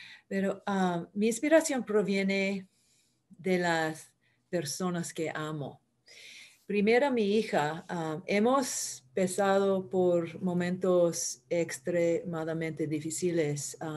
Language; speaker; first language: Spanish; early bilingual, heritage; Spanish